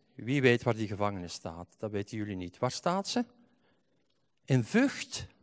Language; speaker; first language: Dutch; native; Dutch